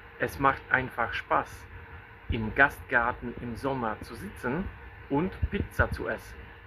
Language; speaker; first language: German; non-native, fluent; Polish